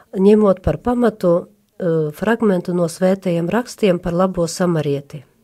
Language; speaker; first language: Latvian; native; Latvian